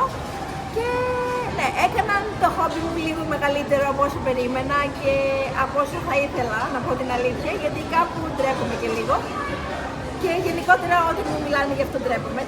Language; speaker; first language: Greek; native; Greek